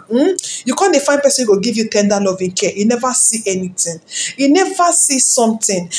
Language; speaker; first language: Nigerian Pidgin; non-native, local second language; Yoruba